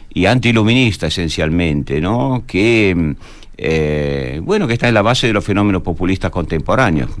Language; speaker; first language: Spanish; non-native, fluent; Italian